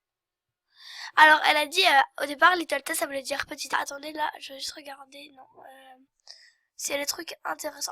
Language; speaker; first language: French; native; French